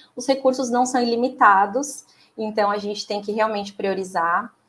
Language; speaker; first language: Portuguese; native; Portuguese